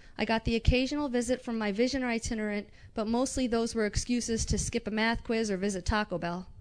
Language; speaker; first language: English; non-native, local second language; Arabic